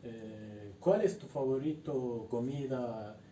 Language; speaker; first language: Spanish; non-native, learner; Turkish